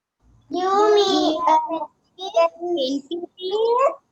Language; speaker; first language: English; non-native, learner; Sinhala